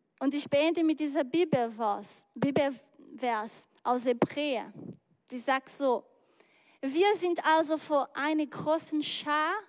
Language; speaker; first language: German; non-native, learner; Portuguese